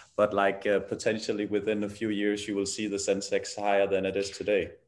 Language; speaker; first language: English; non-native, fluent; Danish